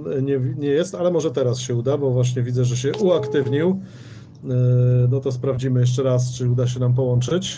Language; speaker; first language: Polish; native; Polish